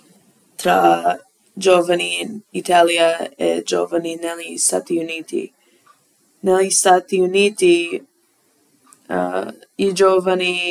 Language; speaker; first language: Italian; non-native, learner; English